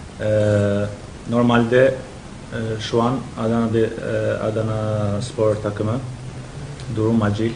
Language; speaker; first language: Turkish; non-native, learner; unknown